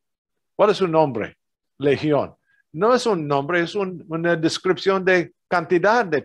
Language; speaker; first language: Spanish; non-native, fluent; English